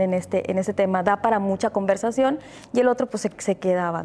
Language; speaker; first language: Spanish; native; Spanish